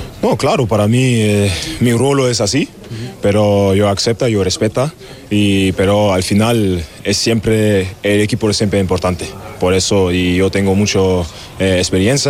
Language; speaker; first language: Spanish; non-native, learner; German